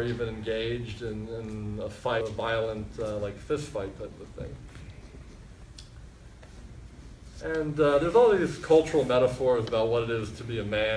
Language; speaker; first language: English; native; English